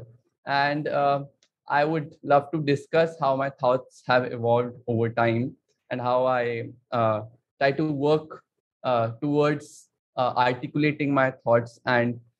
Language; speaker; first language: English; non-native, local second language; Hindi